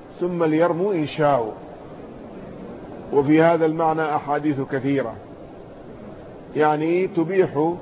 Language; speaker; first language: Arabic; native; Arabic